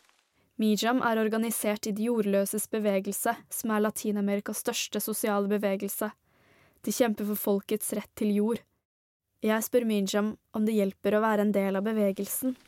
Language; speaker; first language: Norwegian; native; Norwegian